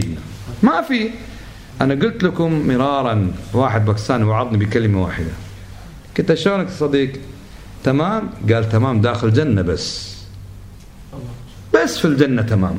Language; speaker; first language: Arabic; native; Arabic